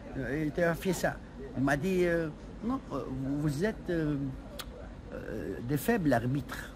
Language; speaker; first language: French; non-native, local second language; Arabic